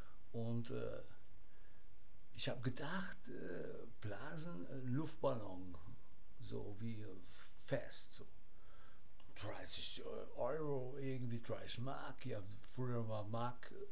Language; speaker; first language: German; non-native, learner; English